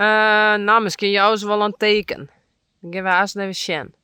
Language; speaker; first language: Dutch; native; Dutch